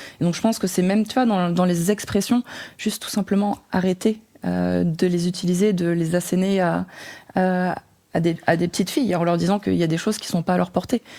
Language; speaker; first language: French; native; French